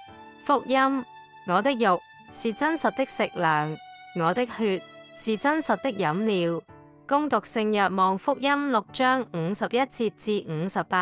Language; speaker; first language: Chinese; native; Chinese